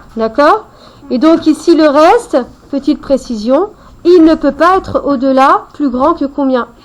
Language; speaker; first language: French; native; French